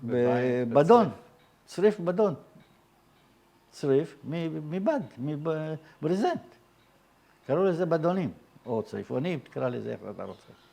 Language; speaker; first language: Hebrew; early bilingual, other home language; Arabic